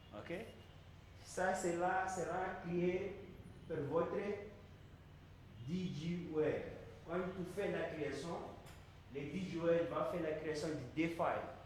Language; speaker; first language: French; non-native, learner; Portuguese